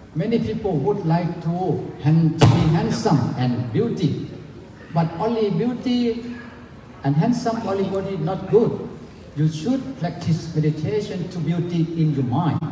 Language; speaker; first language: English; non-native, learner; Thai